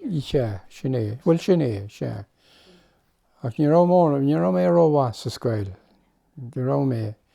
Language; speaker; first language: Irish; non-native, local second language; English